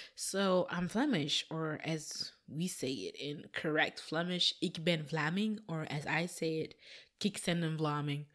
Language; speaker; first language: English; non-native, fluent; Dutch